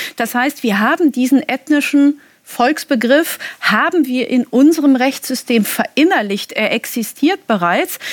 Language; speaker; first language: German; native; German